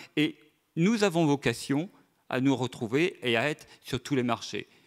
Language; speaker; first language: French; native; French